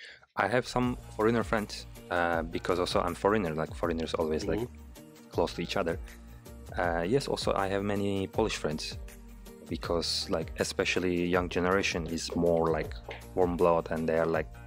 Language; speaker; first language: English; non-native, learner; Turkish